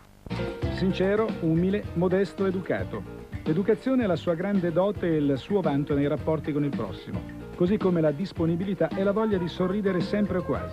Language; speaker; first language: Italian; native; Italian